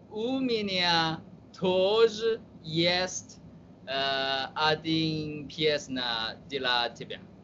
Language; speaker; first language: Russian; non-native, learner; Chinese